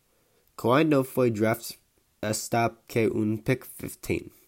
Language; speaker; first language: Spanish; non-native, learner; English